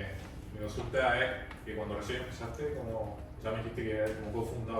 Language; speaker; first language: Spanish; native; Spanish